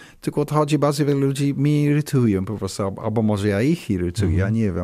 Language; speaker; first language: Polish; non-native, learner; English